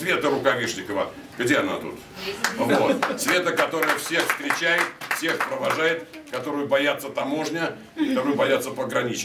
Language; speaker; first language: Russian; native; Russian